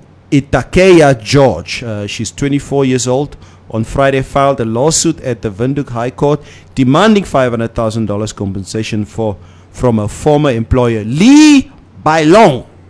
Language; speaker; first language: English; non-native, local second language; Afrikaans